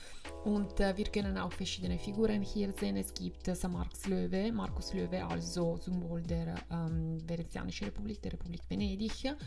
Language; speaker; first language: German; non-native, fluent; Italian